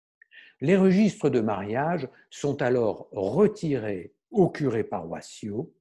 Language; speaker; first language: French; native; French